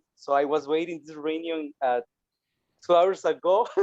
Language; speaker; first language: English; non-native, learner; Spanish